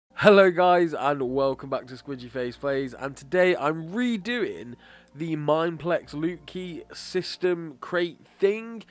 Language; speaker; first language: English; native; English